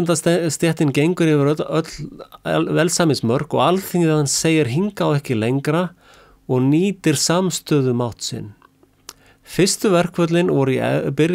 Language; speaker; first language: Icelandic; native; Icelandic